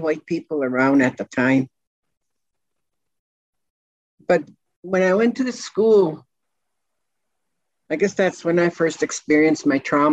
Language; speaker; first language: English; non-native, local second language; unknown